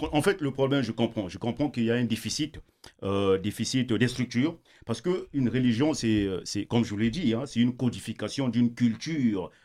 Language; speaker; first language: French; non-native, local second language; Kongo